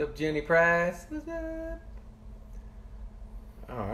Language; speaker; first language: English; native; English